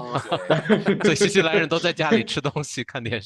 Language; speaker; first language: Chinese; native; Chinese